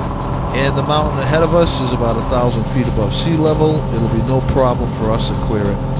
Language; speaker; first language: English; native; English